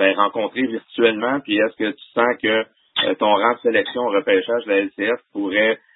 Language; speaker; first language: French; native; French